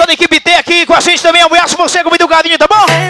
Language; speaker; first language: Portuguese; native; Portuguese